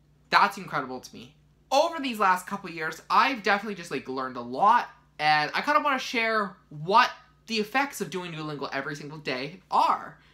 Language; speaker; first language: English; native; English